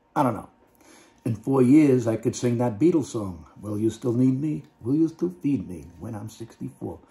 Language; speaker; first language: English; native; English